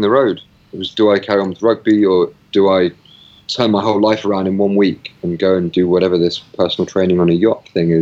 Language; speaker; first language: English; native; English